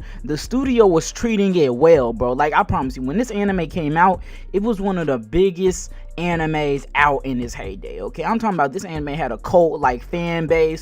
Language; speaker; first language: English; native; English